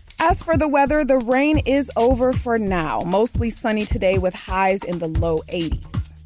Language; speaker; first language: English; native; English